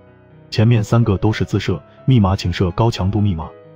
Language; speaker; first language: Chinese; native; Chinese